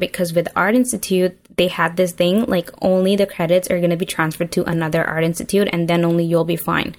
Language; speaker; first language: English; non-native, local second language; Urdu